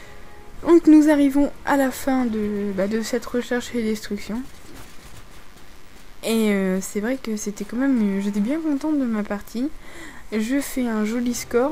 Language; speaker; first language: French; native; French